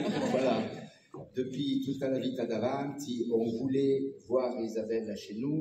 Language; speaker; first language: French; native; French